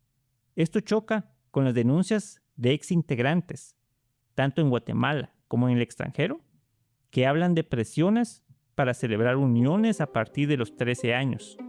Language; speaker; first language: Spanish; native; Spanish